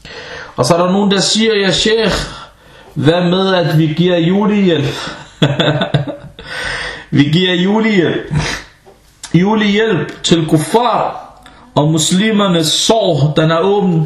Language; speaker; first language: Danish; non-native, fluent; Arabic